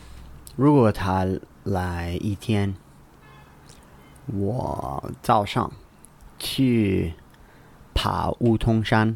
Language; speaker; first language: Chinese; non-native, learner; English